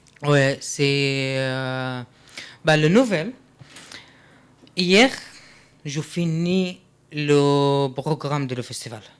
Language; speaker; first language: French; non-native, learner; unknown